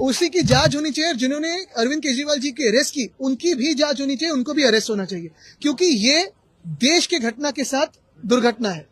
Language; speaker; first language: Hindi; non-native, local second language; Marathi